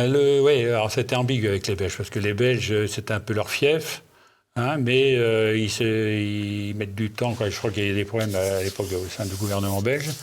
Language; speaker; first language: French; native; French